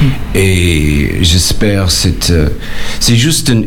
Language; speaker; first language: French; non-native, learner; English